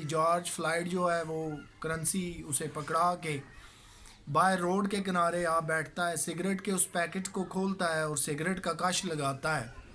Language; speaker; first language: Urdu; native; Urdu